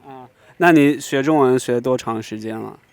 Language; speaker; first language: Chinese; non-native, fluent; English